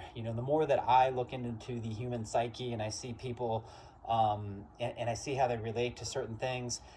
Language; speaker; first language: English; native; English